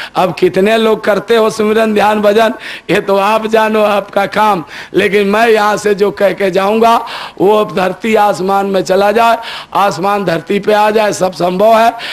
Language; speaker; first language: Hindi; native; Hindi